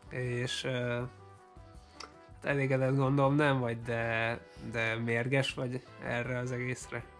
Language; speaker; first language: Hungarian; native; Hungarian